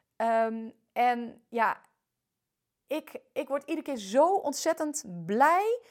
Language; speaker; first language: Dutch; early bilingual, other home language; French